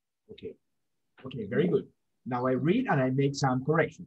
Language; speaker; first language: English; non-native, fluent; Spanish